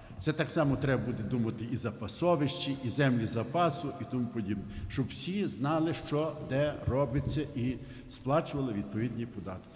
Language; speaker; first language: Ukrainian; native; Ukrainian